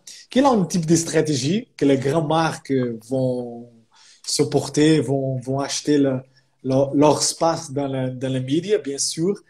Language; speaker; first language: French; non-native, fluent; Portuguese